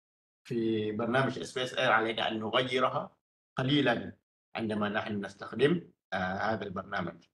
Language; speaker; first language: Arabic; non-native, fluent; Malay